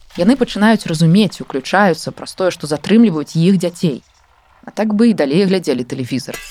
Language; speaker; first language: Belarusian; native; Belarusian